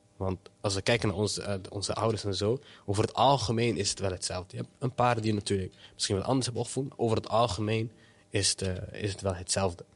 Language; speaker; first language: Dutch; early bilingual, other home language; Somali